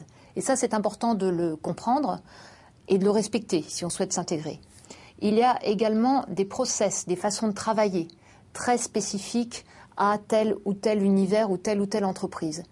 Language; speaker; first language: French; native; French